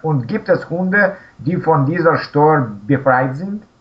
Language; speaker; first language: German; non-native, learner; Russian